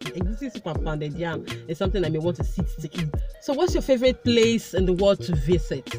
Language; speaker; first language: English; non-native, local second language; Igbo